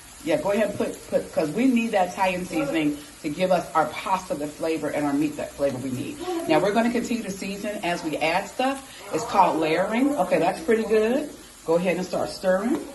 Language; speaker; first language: English; native; English